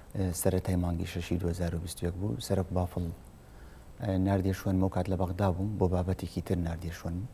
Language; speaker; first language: Central Kurdish; native; Central Kurdish